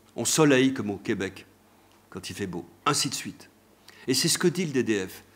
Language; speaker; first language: French; native; French